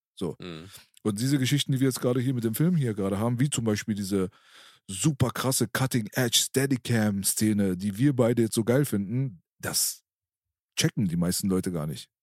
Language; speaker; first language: German; early bilingual, other home language; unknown